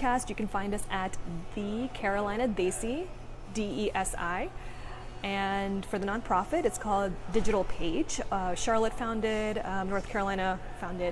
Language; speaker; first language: English; native; English